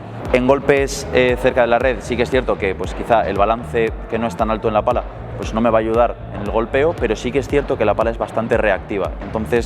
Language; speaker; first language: Spanish; native; Spanish